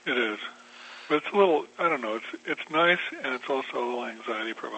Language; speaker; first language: English; native; English